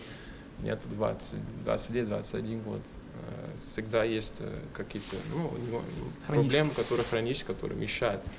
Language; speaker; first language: Russian; non-native, fluent; Portuguese